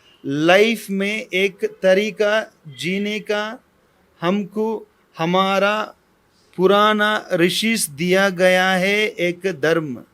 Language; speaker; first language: Hindi; non-native, local second language; Tamil